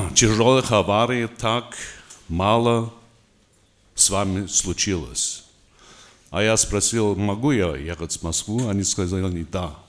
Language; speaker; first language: Russian; non-native, fluent; German